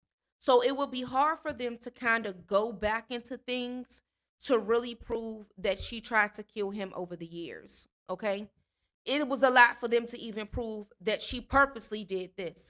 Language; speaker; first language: English; native; English